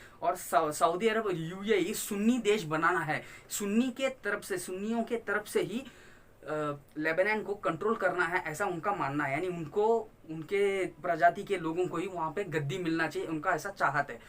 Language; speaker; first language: Hindi; non-native, local second language; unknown